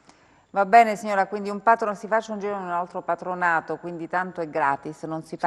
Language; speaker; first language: Italian; native; Italian